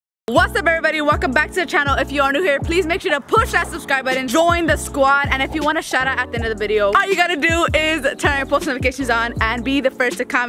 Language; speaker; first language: English; early bilingual, other home language; Spanish